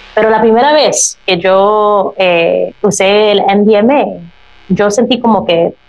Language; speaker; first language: Spanish; early bilingual, heritage; Spanish